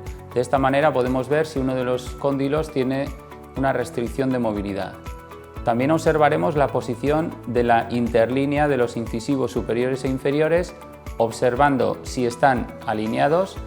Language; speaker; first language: Spanish; native; Spanish